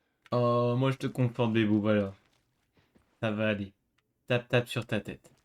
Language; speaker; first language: French; native; French